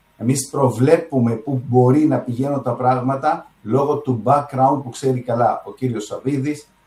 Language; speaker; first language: Greek; early bilingual, heritage; Greek